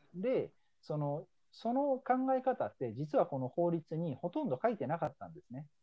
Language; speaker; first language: Japanese; native; Japanese